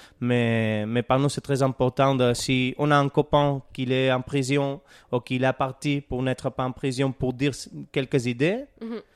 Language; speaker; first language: French; non-native, learner; Catalan